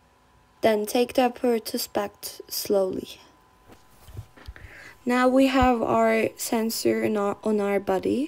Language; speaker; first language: English; non-native, fluent; Turkish